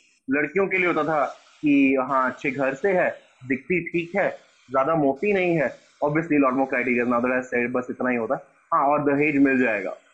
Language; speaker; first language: Hindi; native; Hindi